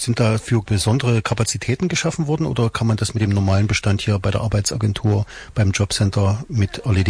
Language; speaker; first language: German; native; German